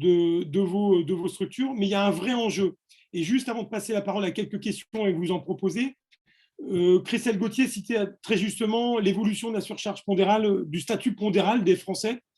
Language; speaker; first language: French; native; French